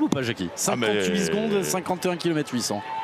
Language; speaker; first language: French; native; French